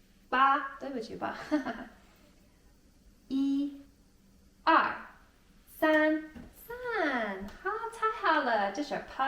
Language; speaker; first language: Chinese; non-native, learner; English